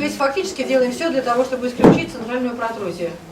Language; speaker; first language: Russian; native; Russian